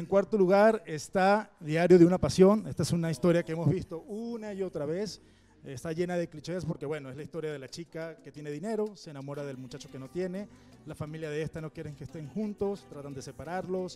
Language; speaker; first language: Spanish; native; Spanish